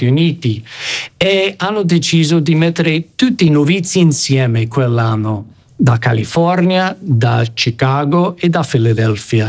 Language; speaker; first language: Italian; non-native, fluent; English